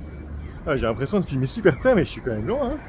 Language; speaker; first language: French; native; French